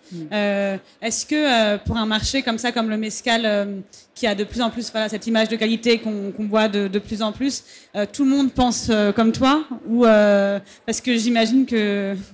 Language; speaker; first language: French; native; French